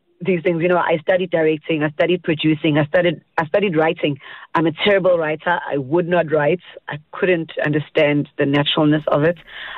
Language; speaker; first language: English; non-native, local second language; Zulu